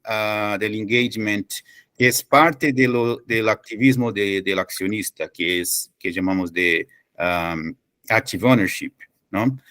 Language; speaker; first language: Spanish; non-native, fluent; Portuguese